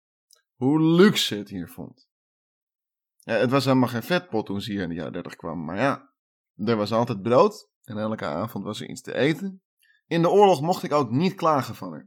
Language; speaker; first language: Dutch; native; Dutch